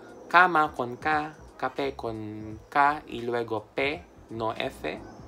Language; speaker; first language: Spanish; non-native, fluent; Filipino